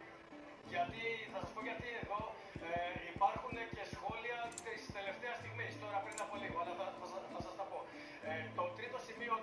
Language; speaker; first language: Greek; native; Greek